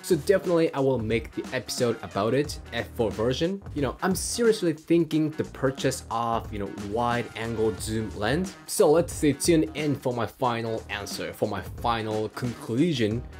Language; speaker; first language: English; non-native, fluent; Japanese